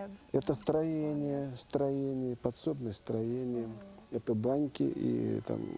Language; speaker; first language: Russian; native; Russian